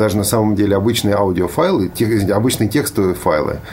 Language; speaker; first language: Russian; native; Russian